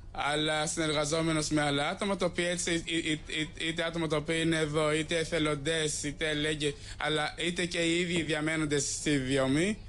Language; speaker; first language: Greek; early bilingual, other home language; Arabic